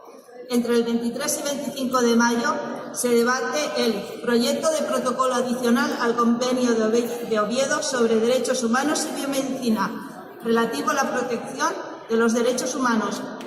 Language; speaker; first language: Spanish; native; Spanish